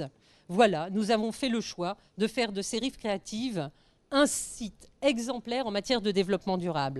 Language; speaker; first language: French; native; French